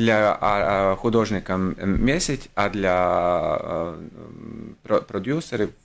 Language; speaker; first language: Russian; non-native, local second language; Latvian